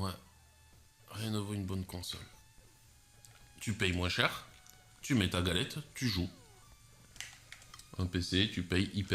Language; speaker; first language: French; native; French